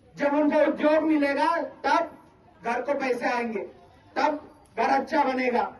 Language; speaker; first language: Hindi; non-native, local second language; Telugu